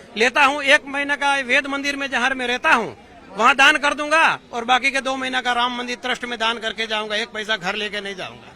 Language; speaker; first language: Hindi; non-native, local second language; Gujarati